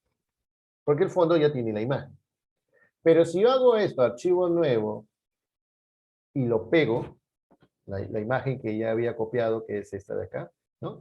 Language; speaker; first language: Spanish; native; Spanish